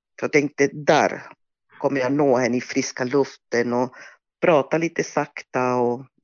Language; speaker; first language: Swedish; non-native, fluent; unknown